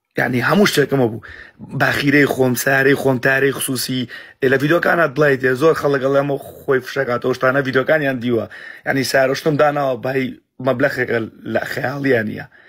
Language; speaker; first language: Central Kurdish; early bilingual, heritage; Central Kurdish